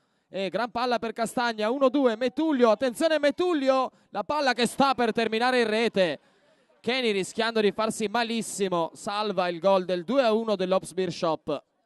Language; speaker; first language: Italian; native; Italian